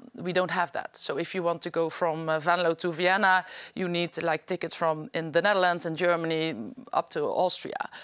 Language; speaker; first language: English; non-native, fluent; Dutch